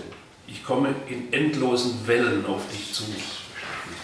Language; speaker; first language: German; native; German